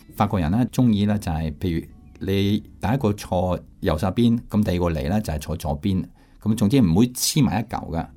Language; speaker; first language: Cantonese; non-native, fluent; French